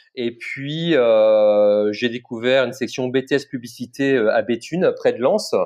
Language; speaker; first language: French; native; French